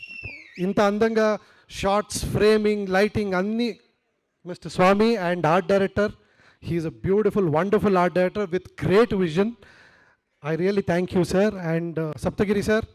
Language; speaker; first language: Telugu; non-native, learner; Kannada